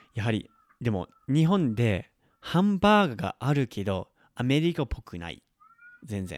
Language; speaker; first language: Japanese; non-native, fluent; English